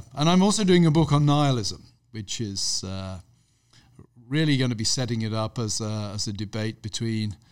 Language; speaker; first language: English; native; English